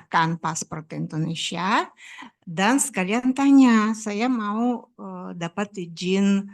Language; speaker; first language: Indonesian; non-native, fluent; Russian